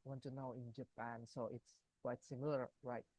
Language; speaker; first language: English; non-native, learner; Indonesian